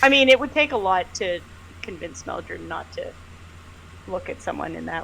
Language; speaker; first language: English; native; English